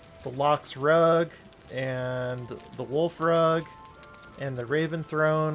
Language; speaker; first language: English; native; English